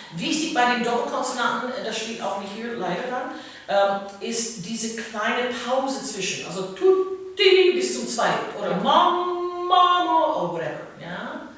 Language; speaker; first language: German; non-native, fluent; English